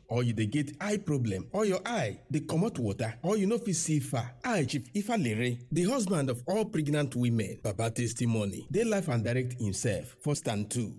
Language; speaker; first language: Nigerian Pidgin; non-native, local second language; Yoruba